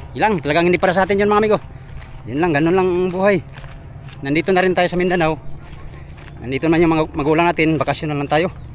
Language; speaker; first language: Filipino; non-native, local second language; Cebuano